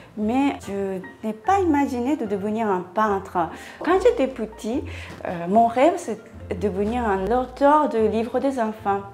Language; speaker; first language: French; non-native, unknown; Japanese